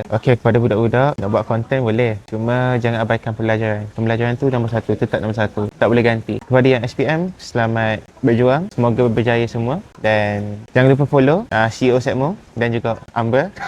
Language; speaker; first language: Malay; early bilingual, other home language; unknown